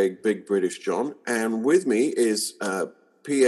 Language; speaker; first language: English; native; English